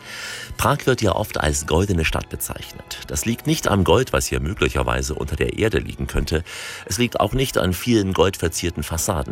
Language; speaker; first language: German; native; German